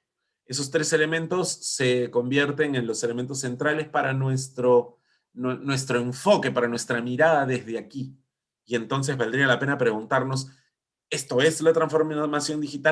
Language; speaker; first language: Spanish; native; Spanish